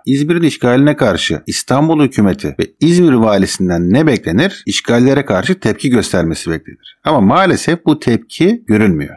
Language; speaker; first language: Turkish; native; Turkish